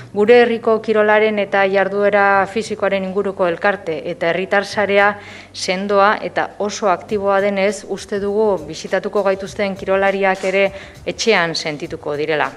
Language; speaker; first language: Basque; native; Basque